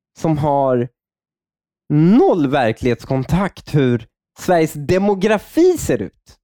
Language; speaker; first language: Swedish; native; Swedish